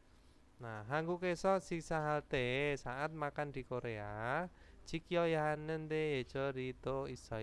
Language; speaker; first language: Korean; non-native, learner; Indonesian